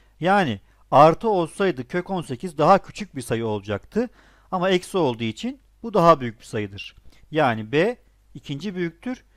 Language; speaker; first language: Turkish; native; Turkish